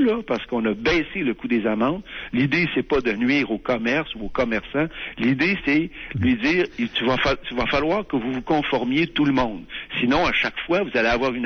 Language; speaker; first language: French; native; French